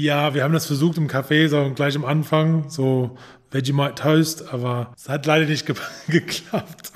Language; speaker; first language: German; non-native, fluent; English